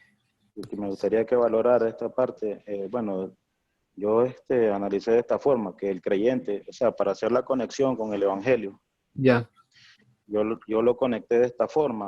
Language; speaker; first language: Spanish; native; Spanish